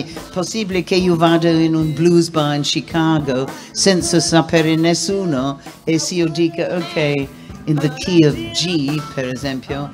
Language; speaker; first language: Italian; non-native, learner; English